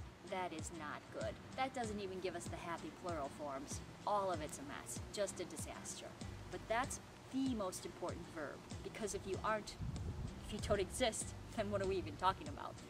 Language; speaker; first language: English; native; English